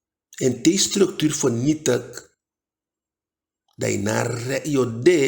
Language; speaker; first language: Dutch; non-native, local second language; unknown